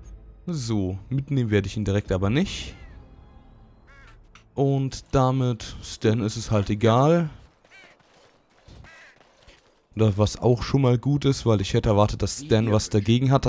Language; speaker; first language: German; native; German